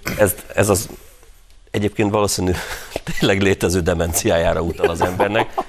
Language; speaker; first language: Hungarian; native; Hungarian